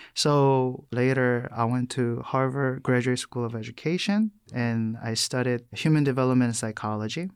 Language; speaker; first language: English; non-native, fluent; Korean